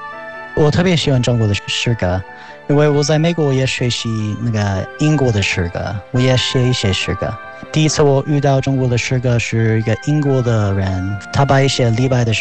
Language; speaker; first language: Chinese; non-native, fluent; English